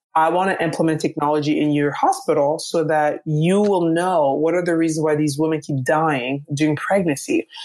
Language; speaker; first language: English; early bilingual, other home language; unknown